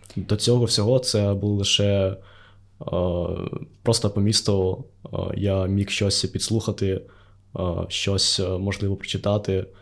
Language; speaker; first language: Ukrainian; non-native, local second language; Russian